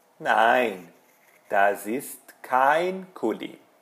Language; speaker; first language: German; non-native, fluent; Portuguese